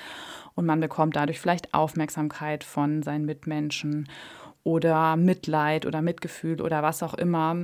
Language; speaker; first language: German; native; German